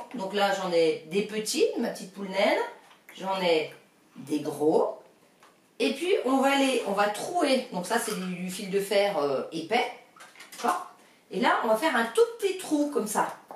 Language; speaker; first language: French; native; French